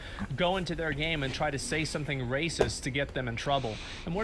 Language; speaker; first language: English; native; English